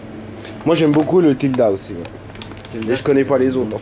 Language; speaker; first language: French; native; French